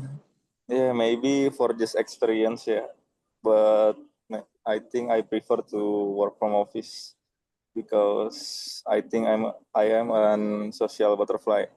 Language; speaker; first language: English; non-native, learner; Indonesian